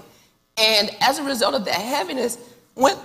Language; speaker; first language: English; native; English